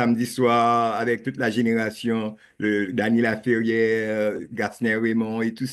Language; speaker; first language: French; non-native, local second language; Haitian Creole